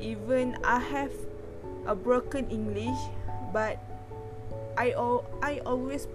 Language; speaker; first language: English; non-native, learner; Malay